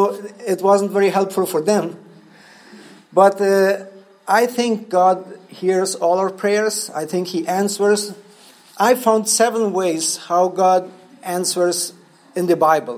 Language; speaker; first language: English; non-native, fluent; Spanish